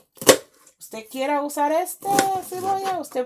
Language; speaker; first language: Spanish; non-native, learner; English